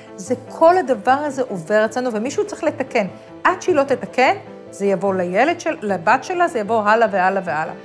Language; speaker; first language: Hebrew; native; Hebrew